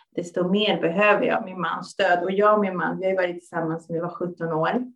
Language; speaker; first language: Swedish; native; Swedish